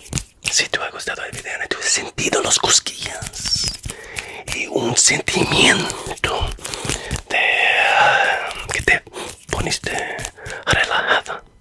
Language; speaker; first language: Spanish; non-native, fluent; English